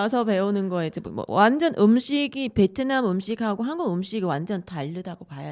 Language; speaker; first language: Korean; non-native, fluent; Vietnamese